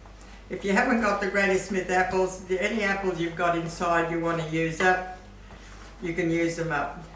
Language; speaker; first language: English; native; English